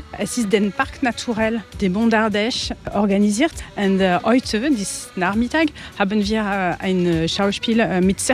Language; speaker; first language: German; non-native, learner; French